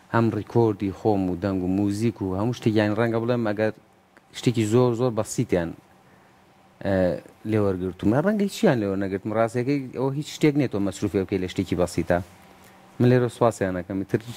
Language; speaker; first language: Central Kurdish; non-native, local second language; Gurani